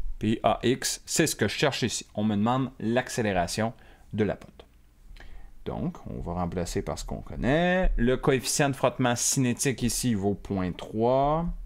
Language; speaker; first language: French; native; French